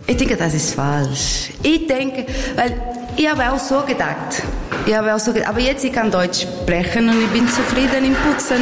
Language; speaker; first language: German; non-native, learner; Portuguese